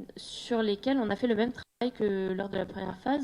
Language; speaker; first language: French; native; French